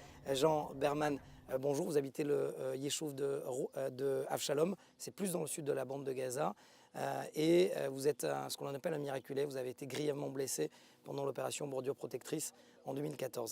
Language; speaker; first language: French; native; French